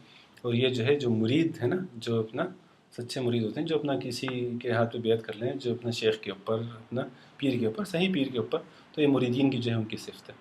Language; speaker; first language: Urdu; non-native, fluent; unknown